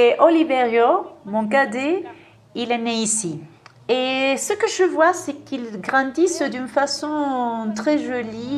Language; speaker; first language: French; non-native, fluent; Spanish